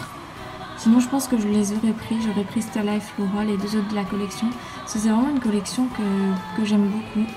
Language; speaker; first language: French; native; French